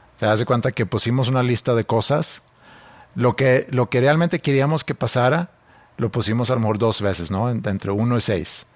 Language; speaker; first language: Spanish; non-native, fluent; Swedish